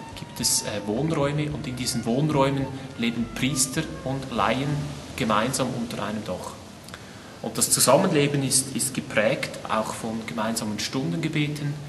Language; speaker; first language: German; native; German